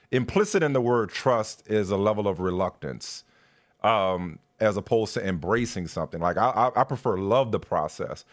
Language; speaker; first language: English; native; English